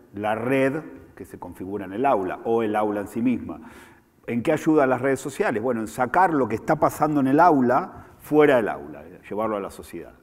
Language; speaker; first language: Spanish; native; Spanish